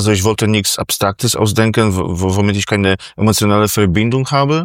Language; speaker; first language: German; non-native, fluent; Polish